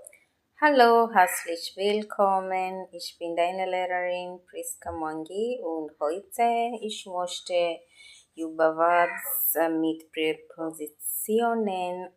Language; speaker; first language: German; non-native, learner; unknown